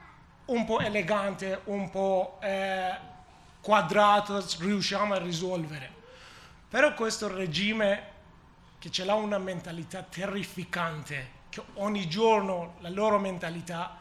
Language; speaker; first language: Italian; non-native, learner; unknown